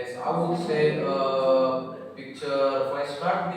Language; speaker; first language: English; non-native, learner; Indonesian